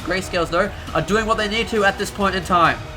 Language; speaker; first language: English; native; English